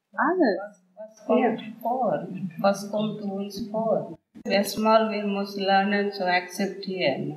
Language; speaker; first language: German; non-native, learner; Telugu